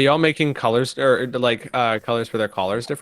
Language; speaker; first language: English; native; English